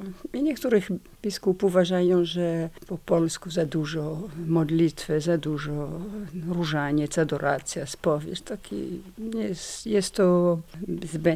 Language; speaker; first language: Polish; non-native, learner; French